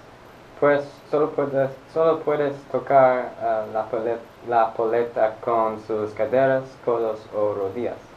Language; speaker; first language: Spanish; non-native, learner; English